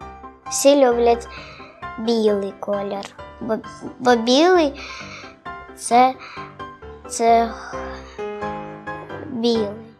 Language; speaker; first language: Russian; non-native, local second language; Ukrainian